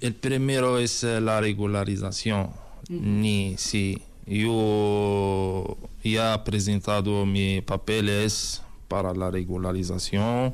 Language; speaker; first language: Spanish; non-native, learner; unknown